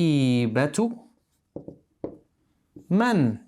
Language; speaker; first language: Arabic; non-native, fluent; English